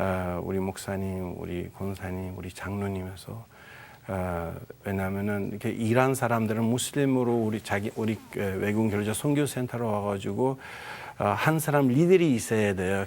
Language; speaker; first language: Korean; non-native, fluent; Persian